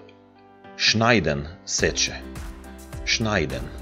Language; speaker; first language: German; non-native, fluent; Macedonian